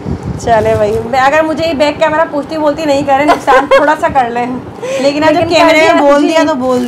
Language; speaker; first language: Urdu; native; Urdu